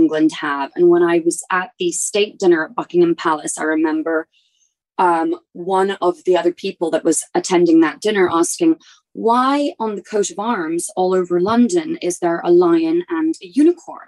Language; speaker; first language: English; native; English